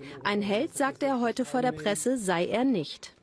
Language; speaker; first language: German; native; German